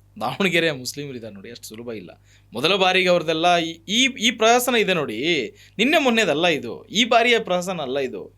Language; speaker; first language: Kannada; native; Kannada